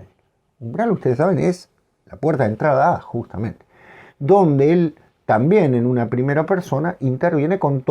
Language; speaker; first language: Spanish; native; Spanish